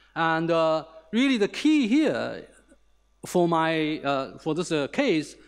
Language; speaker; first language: English; non-native, fluent; Chinese